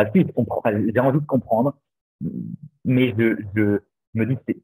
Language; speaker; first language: French; native; French